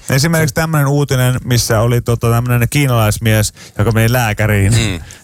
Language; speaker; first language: Finnish; native; Finnish